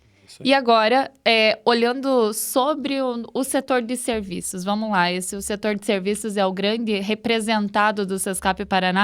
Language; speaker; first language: Portuguese; native; Portuguese